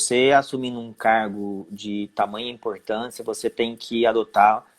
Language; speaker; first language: Portuguese; native; Portuguese